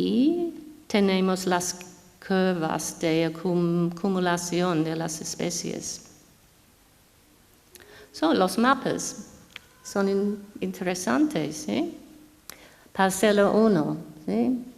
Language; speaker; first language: Spanish; non-native, fluent; English